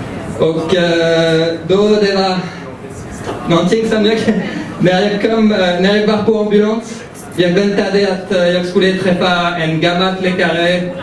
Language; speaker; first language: Swedish; early bilingual, heritage; French